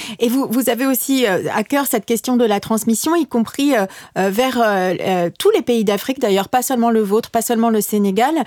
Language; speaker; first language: French; native; French